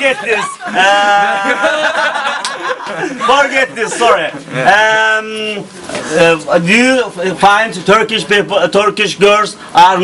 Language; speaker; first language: English; non-native, learner; Turkish